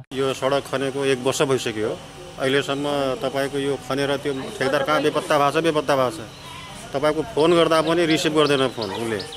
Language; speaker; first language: Nepali; native; Nepali